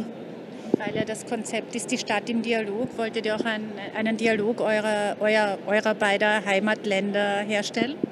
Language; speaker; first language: German; native; German